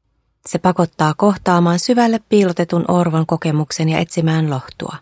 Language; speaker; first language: Finnish; native; Finnish